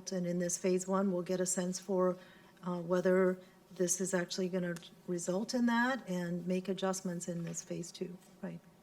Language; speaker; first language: English; non-native, local second language; Cantonese